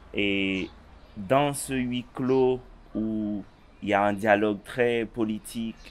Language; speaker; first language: French; native; French